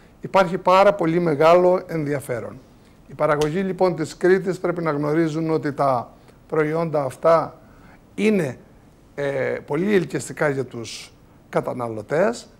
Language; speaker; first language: Greek; native; Greek